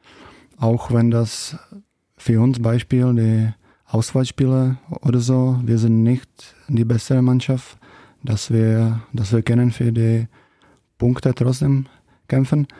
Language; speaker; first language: German; non-native, fluent; Czech